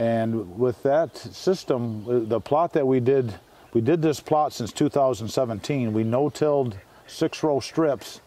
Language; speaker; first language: English; native; English